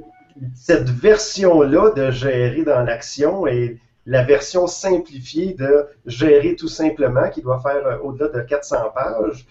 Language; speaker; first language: French; native; French